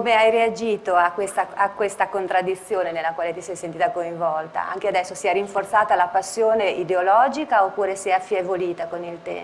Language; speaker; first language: Italian; native; Italian